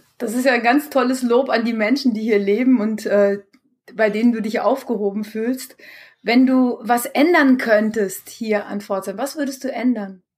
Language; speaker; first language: German; native; German